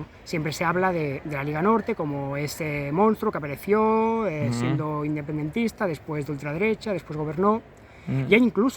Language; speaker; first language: Spanish; native; Spanish